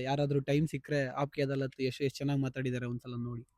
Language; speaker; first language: Kannada; native; Kannada